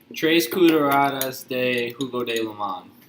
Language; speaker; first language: Spanish; non-native, learner; English